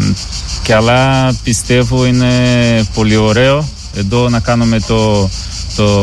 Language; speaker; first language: Greek; non-native, learner; Portuguese